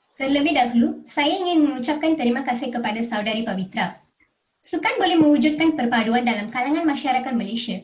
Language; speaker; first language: Malay; non-native, local second language; Tamil